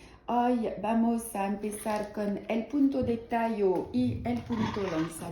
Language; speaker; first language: Spanish; non-native, learner; French